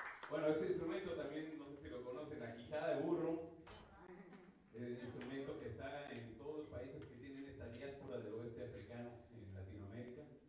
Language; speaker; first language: Spanish; native; Spanish